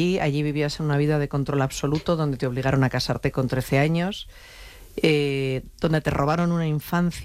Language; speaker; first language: Spanish; native; Spanish